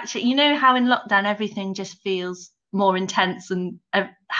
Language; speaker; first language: English; native; English